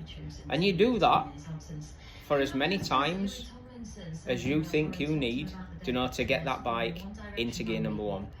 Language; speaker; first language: English; native; English